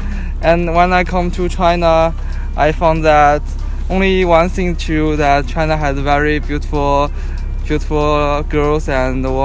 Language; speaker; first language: English; non-native, learner; Chinese